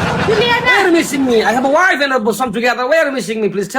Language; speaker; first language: English; non-native, learner; Nepali